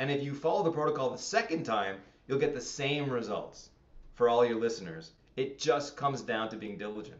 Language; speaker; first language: English; native; English